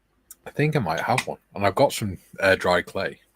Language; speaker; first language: English; native; English